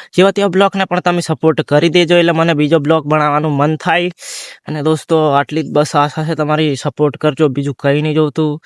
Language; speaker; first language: Gujarati; non-native, local second language; Bhili